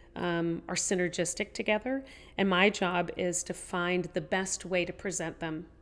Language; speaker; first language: English; native; English